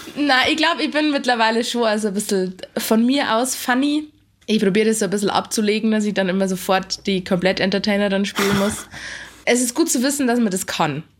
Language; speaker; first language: German; native; German